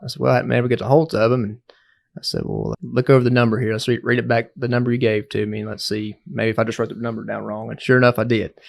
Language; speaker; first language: English; native; English